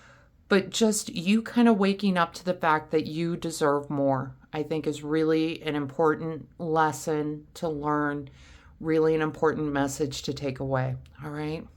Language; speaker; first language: English; native; English